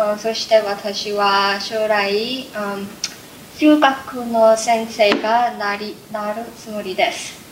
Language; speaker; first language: Japanese; non-native, learner; English